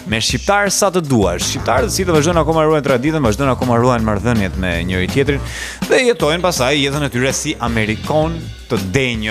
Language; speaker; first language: Albanian; native; Albanian